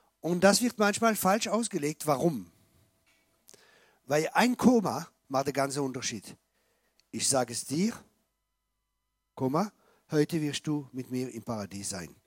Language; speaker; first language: German; non-native, fluent; French